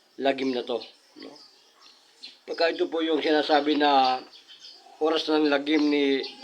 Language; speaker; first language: Filipino; native; Filipino